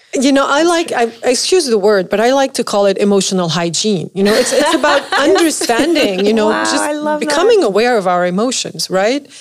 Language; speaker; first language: English; non-native, fluent; Arabic